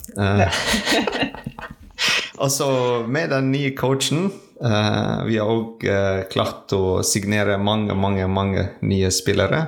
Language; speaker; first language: Norwegian; non-native, learner; French